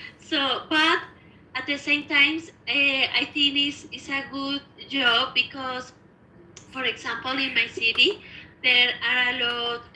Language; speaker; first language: English; non-native, learner; Spanish